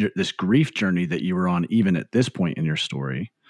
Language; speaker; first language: English; native; English